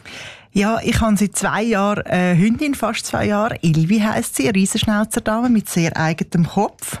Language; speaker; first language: German; native; German